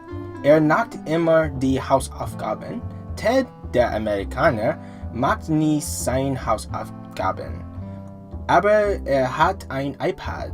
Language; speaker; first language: German; non-native, learner; English